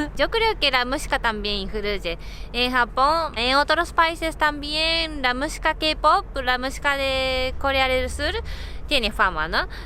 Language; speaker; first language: Spanish; non-native, fluent; Japanese